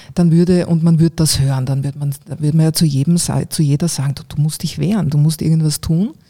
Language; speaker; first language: German; native; German